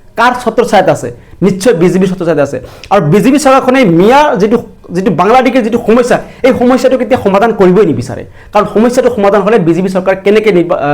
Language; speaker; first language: Assamese; non-native, local second language; Bangla